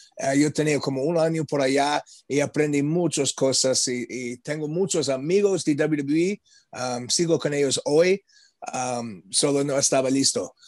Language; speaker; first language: Spanish; non-native, learner; English